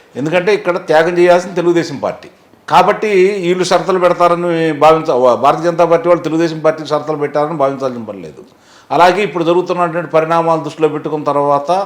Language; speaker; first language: Telugu; native; Telugu